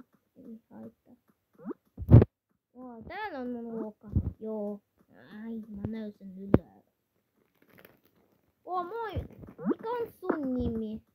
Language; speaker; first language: Finnish; non-native, learner; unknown